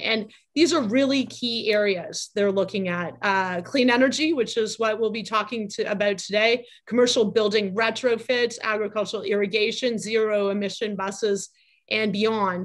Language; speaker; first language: English; native; English